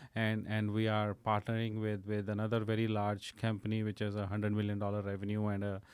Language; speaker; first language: English; non-native, local second language; Punjabi